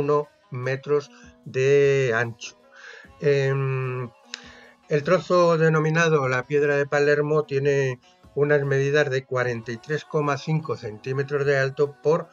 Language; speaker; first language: Spanish; native; Spanish